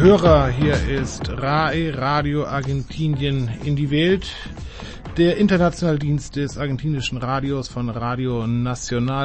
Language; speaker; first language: German; native; German